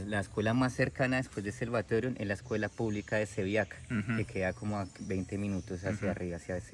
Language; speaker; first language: Spanish; native; Spanish